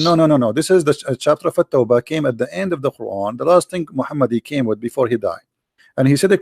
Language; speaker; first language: English; non-native, local second language; Arabic